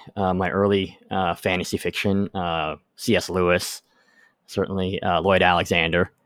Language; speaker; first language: English; native; English